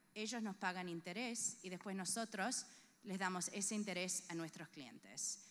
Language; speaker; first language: Spanish; early bilingual, heritage; Spanish